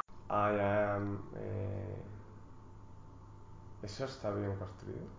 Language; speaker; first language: Spanish; native; Spanish